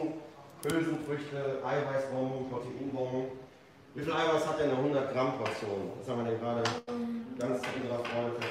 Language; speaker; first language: German; native; German